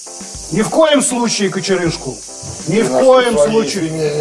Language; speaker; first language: Russian; native; Russian